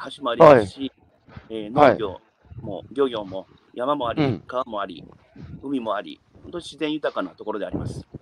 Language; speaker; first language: Japanese; native; Japanese